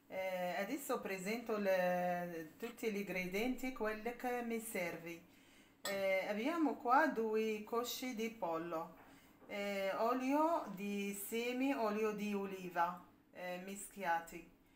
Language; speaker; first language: Italian; non-native, learner; Arabic